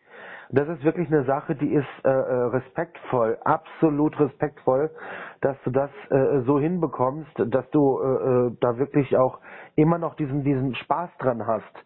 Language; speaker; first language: German; native; German